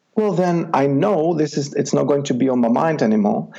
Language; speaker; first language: English; non-native, fluent; Czech